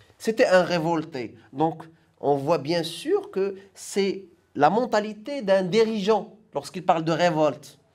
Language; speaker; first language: French; non-native, local second language; Arabic